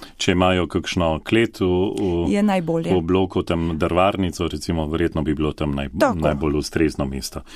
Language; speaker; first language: Slovenian; native; Slovenian